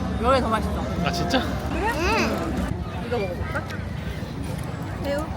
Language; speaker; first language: Korean; native; Korean